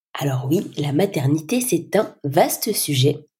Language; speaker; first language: French; native; French